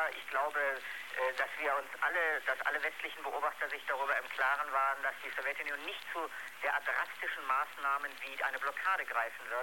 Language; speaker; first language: German; native; German